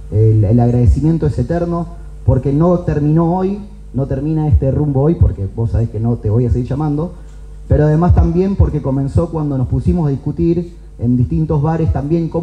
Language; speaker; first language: Spanish; native; Spanish